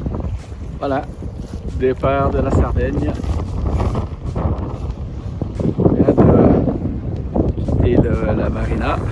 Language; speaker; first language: French; native; French